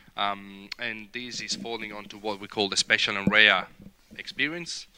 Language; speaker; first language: English; non-native, fluent; Italian